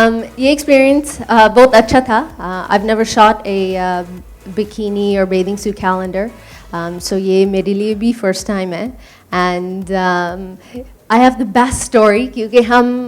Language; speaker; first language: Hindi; non-native, learner; English